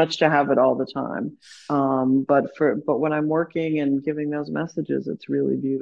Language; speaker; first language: English; native; English